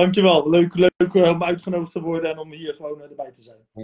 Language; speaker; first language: Dutch; early bilingual, other home language; Turkish